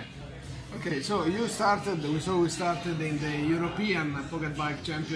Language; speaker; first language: English; non-native, fluent; Italian